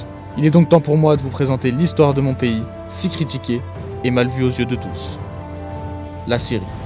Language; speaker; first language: French; native; French